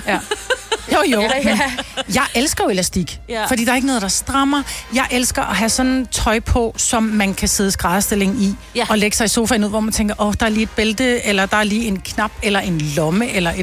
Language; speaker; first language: Danish; native; Danish